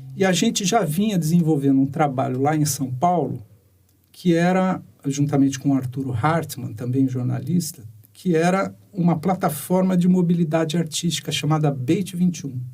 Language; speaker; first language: Portuguese; native; Portuguese